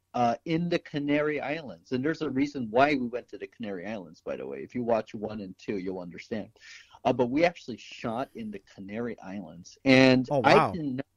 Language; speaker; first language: English; native; English